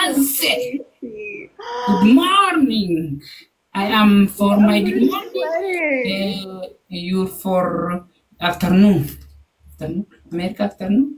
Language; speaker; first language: English; non-native, learner; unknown